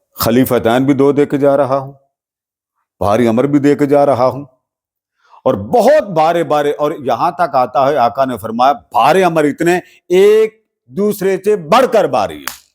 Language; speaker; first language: Urdu; non-native, local second language; Punjabi